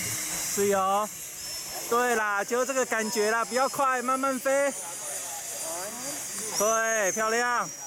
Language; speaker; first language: Chinese; native; Chinese